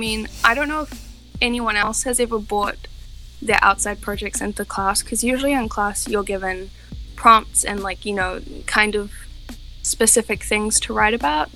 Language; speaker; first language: English; native; English